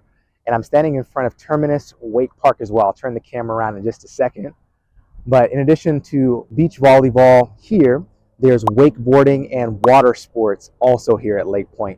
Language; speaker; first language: English; native; English